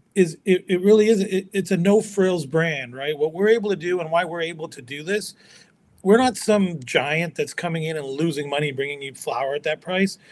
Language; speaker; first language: English; native; English